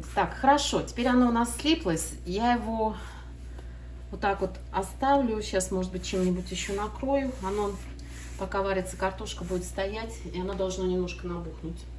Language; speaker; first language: Russian; native; Russian